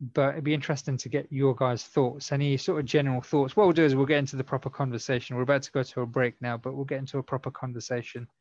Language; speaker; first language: English; native; English